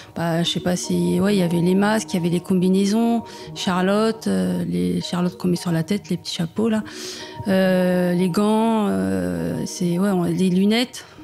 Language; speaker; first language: French; native; French